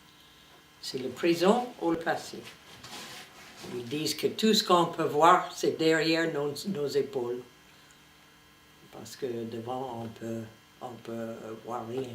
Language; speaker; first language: French; non-native, fluent; English